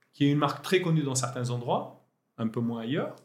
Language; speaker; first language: French; non-native, local second language; Arabic